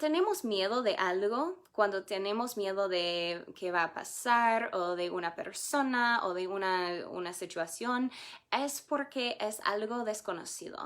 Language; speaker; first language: Spanish; non-native, fluent; English